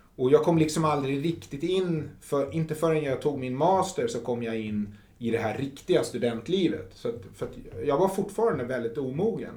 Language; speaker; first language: Swedish; native; Swedish